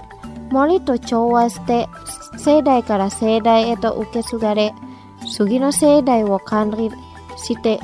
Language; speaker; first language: Japanese; non-native, fluent; Indonesian